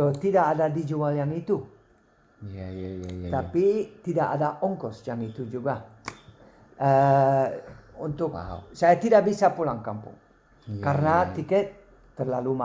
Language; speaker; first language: Indonesian; non-native, learner; Dutch